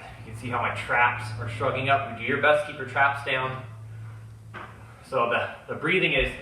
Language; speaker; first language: English; native; English